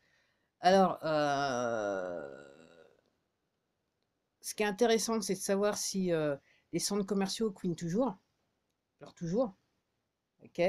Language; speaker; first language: French; native; French